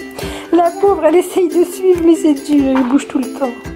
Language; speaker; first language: French; native; French